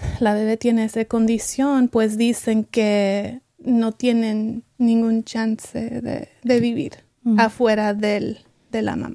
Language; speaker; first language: Spanish; early bilingual, heritage; Spanish